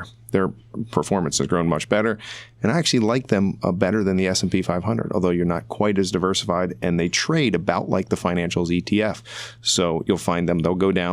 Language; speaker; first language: English; native; English